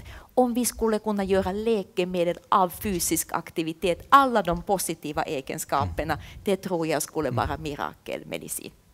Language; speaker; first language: Swedish; non-native, fluent; Finnish